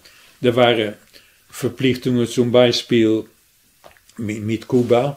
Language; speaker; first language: German; non-native, fluent; Dutch